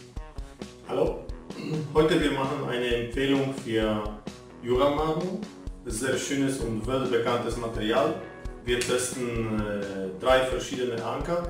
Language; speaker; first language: German; non-native, learner; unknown